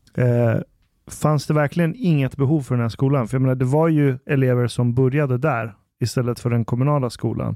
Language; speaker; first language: Swedish; early bilingual, other home language; Persian